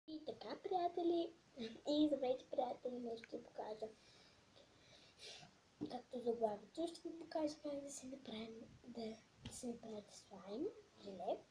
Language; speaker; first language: Bulgarian; native; Bulgarian